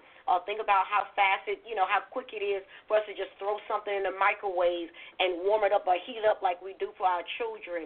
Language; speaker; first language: English; native; English